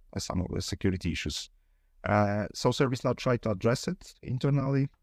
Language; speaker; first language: English; non-native, fluent; Polish